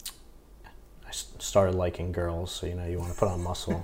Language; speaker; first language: English; native; English